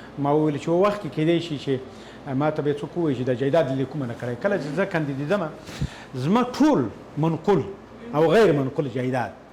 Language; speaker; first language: Pashto; native; Pashto